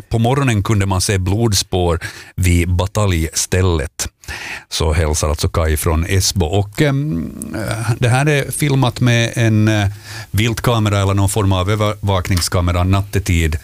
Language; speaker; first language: Swedish; native; Swedish